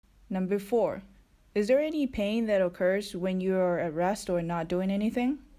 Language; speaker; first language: English; non-native, fluent; Japanese